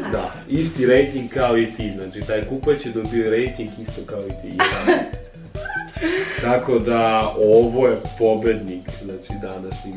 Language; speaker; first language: Bosnian; native; Bosnian